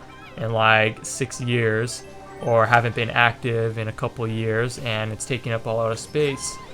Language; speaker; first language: English; native; English